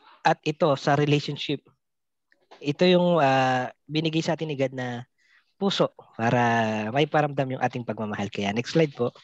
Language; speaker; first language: Filipino; non-native, local second language; Cebuano